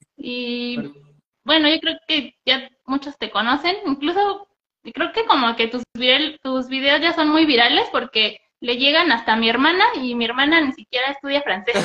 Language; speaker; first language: Spanish; native; Spanish